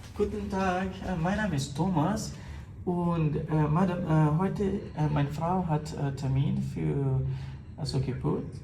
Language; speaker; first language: German; non-native, learner; Filipino